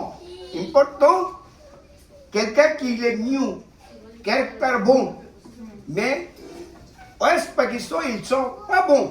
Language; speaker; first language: French; non-native, learner; Bangla